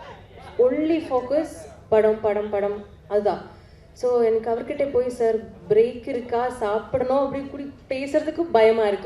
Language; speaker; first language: Tamil; non-native, learner; Malayalam